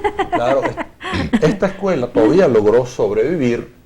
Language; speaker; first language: Spanish; native; Spanish